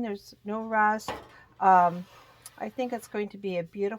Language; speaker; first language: English; native; English